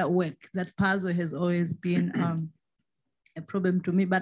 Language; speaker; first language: English; non-native, local second language; Swahili